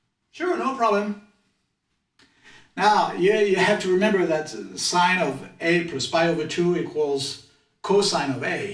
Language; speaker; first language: English; non-native, fluent; French